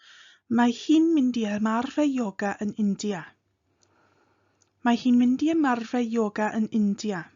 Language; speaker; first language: Welsh; non-native, fluent; English